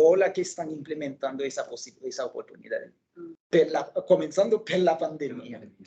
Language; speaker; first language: Portuguese; non-native, local second language; Haitian Creole